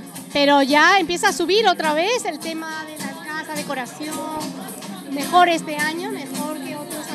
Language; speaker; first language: Spanish; native; Spanish